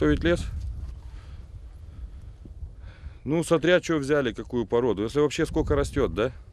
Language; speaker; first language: Russian; native; Russian